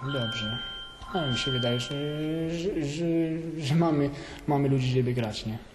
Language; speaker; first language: Polish; early bilingual, heritage; French